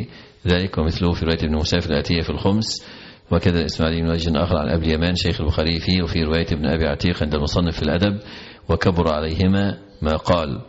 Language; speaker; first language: Arabic; native; Arabic